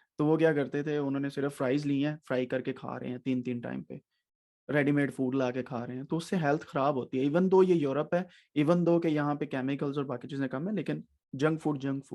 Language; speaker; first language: Urdu; native; Urdu